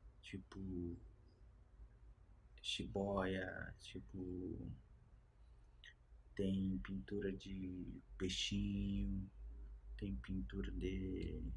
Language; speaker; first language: Portuguese; non-native, local second language; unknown